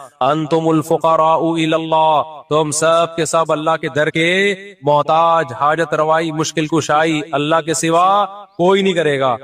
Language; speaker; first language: Urdu; native; Urdu